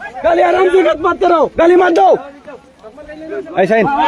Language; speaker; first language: Hindi; non-native, learner; Bangla